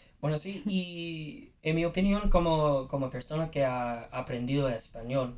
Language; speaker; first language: Spanish; non-native, fluent; English